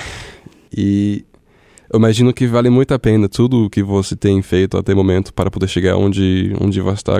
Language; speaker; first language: Portuguese; non-native, fluent; English